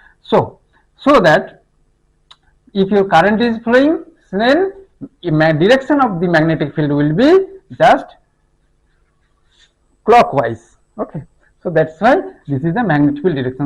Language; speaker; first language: English; non-native, local second language; Hindi